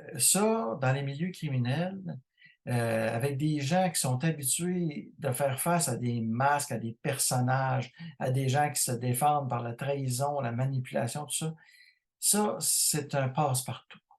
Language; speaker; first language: French; native; French